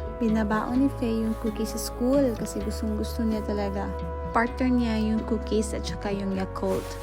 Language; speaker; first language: Filipino; non-native, local second language; Cebuano